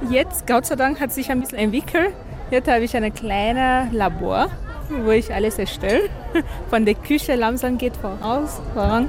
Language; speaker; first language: German; non-native, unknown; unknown